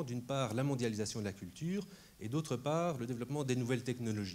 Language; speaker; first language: French; native; French